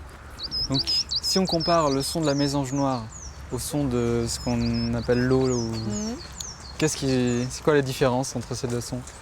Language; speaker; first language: French; native; French